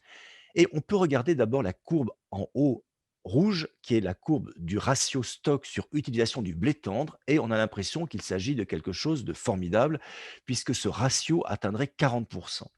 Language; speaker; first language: French; native; French